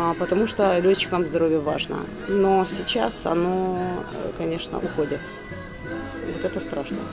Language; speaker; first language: Russian; non-native, local second language; Ukrainian